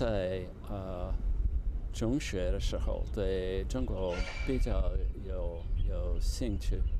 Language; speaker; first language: Chinese; non-native, learner; English